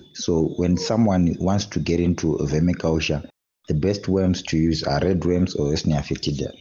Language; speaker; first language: English; non-native, local second language; Shona